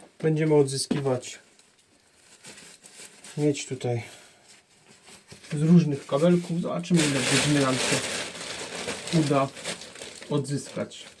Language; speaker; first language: Polish; native; Polish